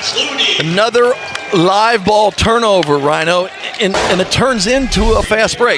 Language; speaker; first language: English; native; English